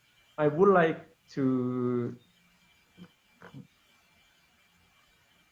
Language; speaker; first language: English; non-native, learner; Lao